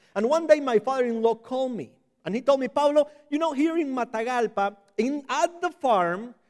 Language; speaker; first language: English; non-native, fluent; Spanish